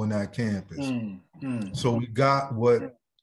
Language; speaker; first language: English; native; English